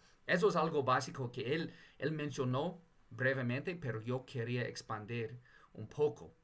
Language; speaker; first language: Spanish; non-native, fluent; English